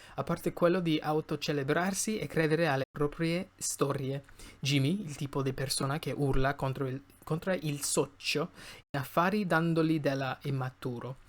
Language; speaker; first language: Italian; non-native, learner; English